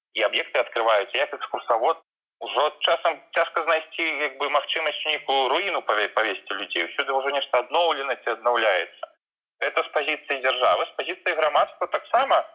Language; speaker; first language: Belarusian; non-native, local second language; Russian